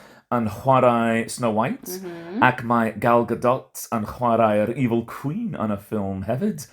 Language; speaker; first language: Welsh; non-native, fluent; English